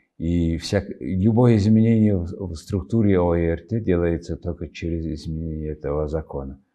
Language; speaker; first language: Russian; non-native, fluent; Mongolian